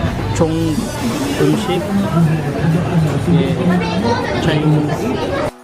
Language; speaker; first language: Korean; non-native, learner; Cebuano